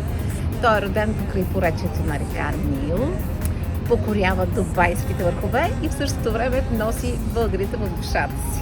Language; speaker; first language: Bulgarian; native; Bulgarian